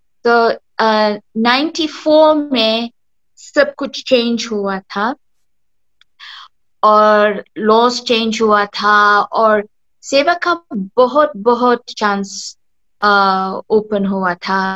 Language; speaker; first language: Hindi; early bilingual, heritage; Hindi